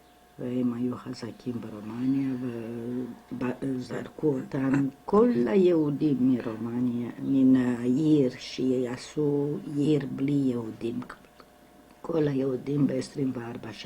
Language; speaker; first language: Hebrew; non-native, fluent; Romanian